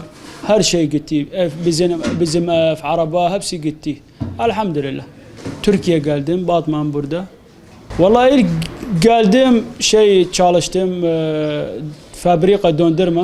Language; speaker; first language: Turkish; non-native, learner; Arabic